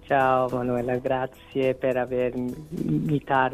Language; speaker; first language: Italian; non-native, fluent; Korean